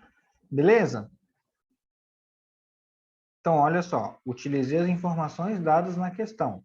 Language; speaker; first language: Portuguese; native; Portuguese